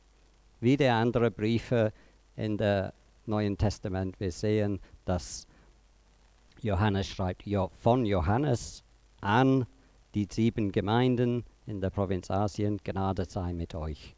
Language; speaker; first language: German; non-native, fluent; English